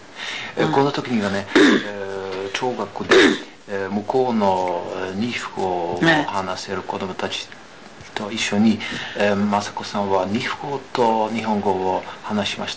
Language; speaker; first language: Japanese; non-native, learner; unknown